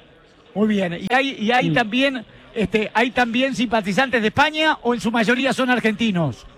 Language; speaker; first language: Spanish; native; Spanish